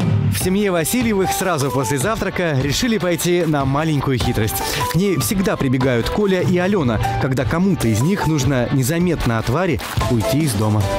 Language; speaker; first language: Russian; native; Russian